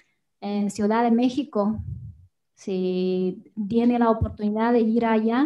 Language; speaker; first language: Spanish; non-native, fluent; Chinese